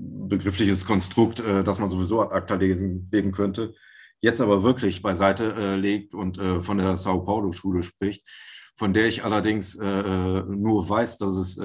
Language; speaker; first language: German; native; German